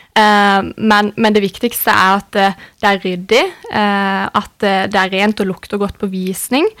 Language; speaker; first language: Norwegian; native; Norwegian